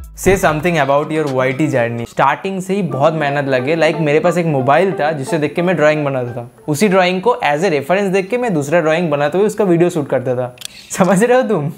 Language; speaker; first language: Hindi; non-native, local second language; Bangla